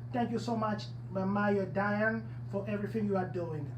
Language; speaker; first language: English; non-native, learner; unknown